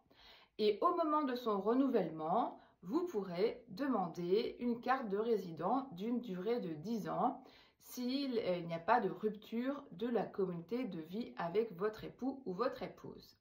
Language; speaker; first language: French; native; French